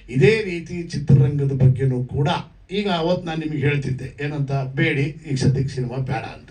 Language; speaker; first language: Kannada; native; Kannada